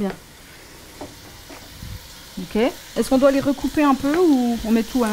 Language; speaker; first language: French; native; French